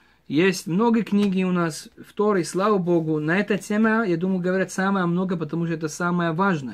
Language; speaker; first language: Russian; early bilingual, heritage; Hebrew